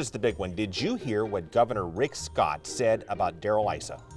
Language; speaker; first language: English; native; English